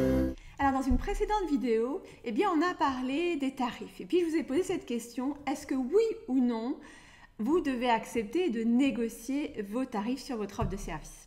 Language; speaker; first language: French; native; French